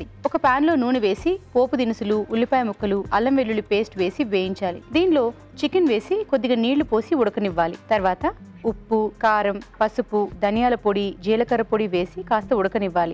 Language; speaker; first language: Telugu; native; Telugu